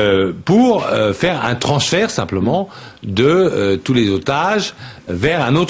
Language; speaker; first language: French; native; French